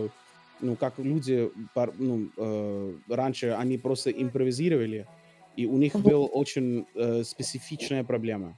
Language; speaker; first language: Russian; non-native, learner; English